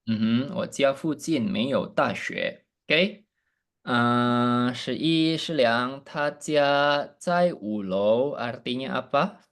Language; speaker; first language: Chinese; non-native, fluent; Indonesian